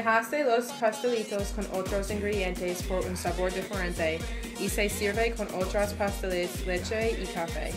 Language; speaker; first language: Spanish; non-native, learner; English